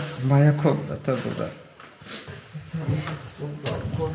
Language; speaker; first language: Russian; non-native, local second language; Azerbaijani